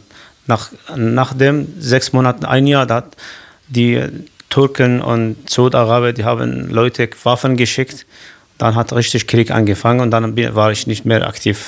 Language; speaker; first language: German; non-native, learner; Kurdish